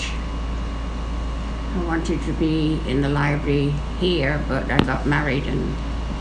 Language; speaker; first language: English; native; English